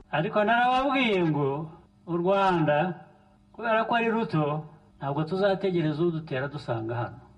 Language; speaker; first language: Kinyarwanda; early bilingual, heritage; Kinyarwanda